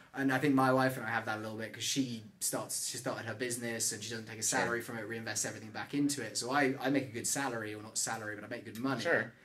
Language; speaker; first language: English; native; English